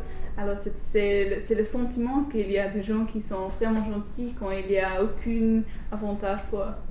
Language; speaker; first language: French; non-native, learner; English